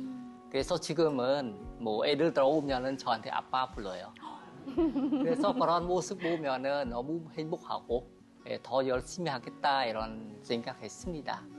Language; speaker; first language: Korean; non-native, fluent; Khmer